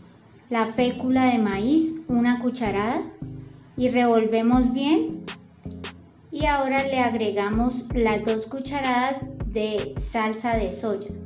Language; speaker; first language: Spanish; native; Spanish